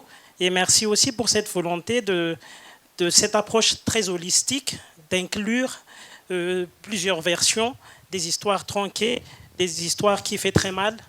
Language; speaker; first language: French; non-native, local second language; Malagasy